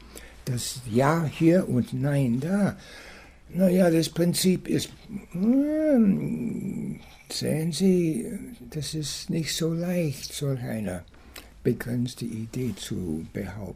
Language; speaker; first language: German; non-native, fluent; English